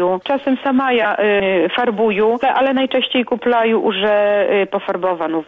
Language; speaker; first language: Polish; non-native, local second language; Belarusian